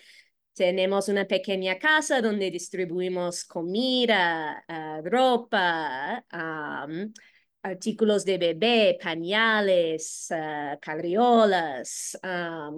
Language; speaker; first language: Spanish; non-native, fluent; English